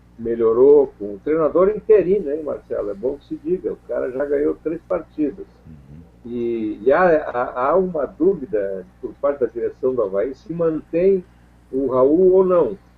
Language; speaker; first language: Portuguese; native; Portuguese